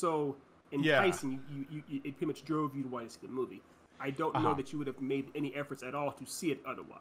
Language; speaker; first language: English; native; English